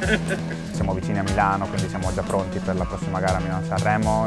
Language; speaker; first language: Italian; native; Italian